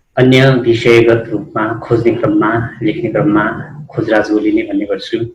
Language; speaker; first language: Nepali; non-native, local second language; Eastern Tamang